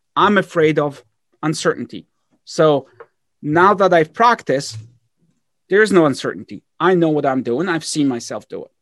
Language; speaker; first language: English; early bilingual, other home language; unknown